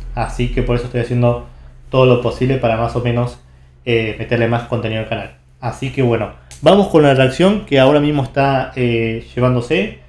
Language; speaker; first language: Spanish; native; Spanish